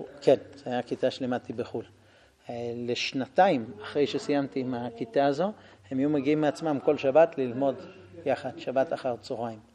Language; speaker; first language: Hebrew; non-native, fluent; English